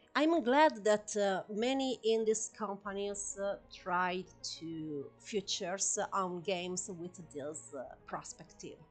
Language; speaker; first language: English; non-native, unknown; Italian